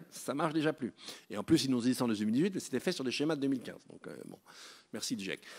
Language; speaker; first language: French; native; French